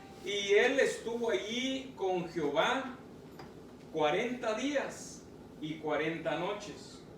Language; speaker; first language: Spanish; native; Spanish